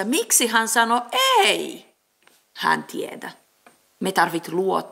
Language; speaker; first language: Finnish; non-native, learner; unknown